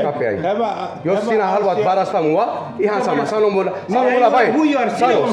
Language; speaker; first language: Finnish; non-native, learner; Turkish